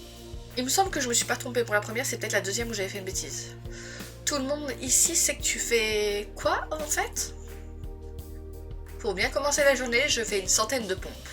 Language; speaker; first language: French; native; French